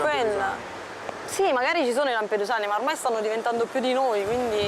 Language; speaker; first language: Italian; native; Italian